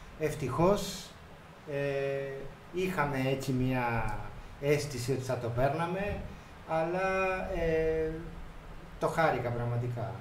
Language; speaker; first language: Greek; non-native, fluent; Spanish